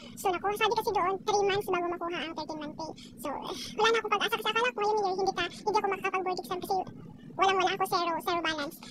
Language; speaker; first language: Filipino; native; Filipino